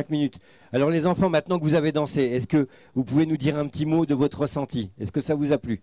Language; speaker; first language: French; native; French